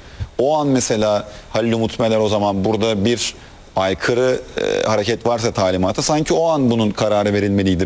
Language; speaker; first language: Turkish; native; Turkish